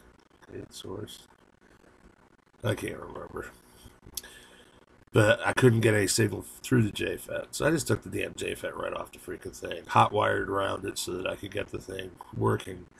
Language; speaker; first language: English; native; English